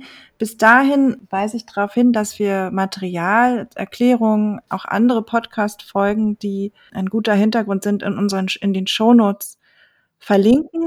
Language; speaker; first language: German; native; German